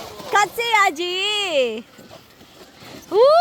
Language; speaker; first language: Korean; non-native, learner; Filipino